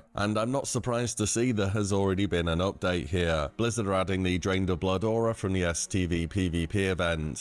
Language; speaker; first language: English; native; English